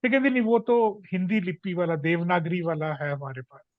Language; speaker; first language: Hindi; non-native, local second language; Punjabi